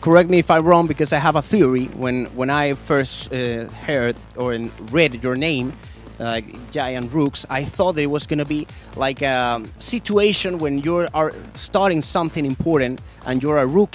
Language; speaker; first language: English; non-native, fluent; Spanish